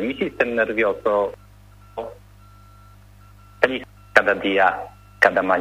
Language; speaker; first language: Spanish; non-native, learner; Polish